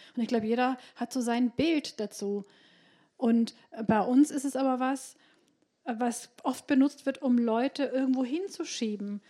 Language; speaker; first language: German; early bilingual, other home language; Turkish